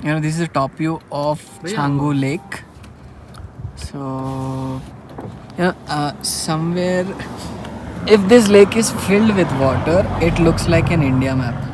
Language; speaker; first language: English; non-native, local second language; Telugu